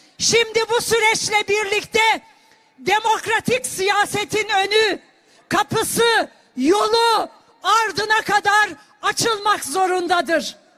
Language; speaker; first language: Turkish; non-native, local second language; Kurdish